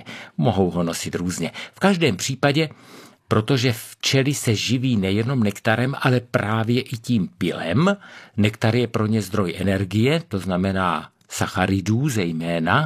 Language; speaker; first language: Czech; native; Czech